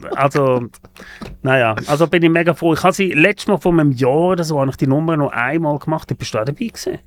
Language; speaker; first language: German; native; German